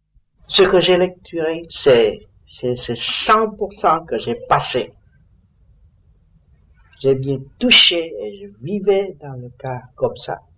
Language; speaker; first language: French; non-native, learner; Vietnamese